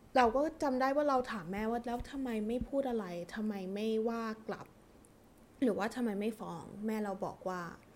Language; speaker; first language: Thai; early bilingual, heritage; Thai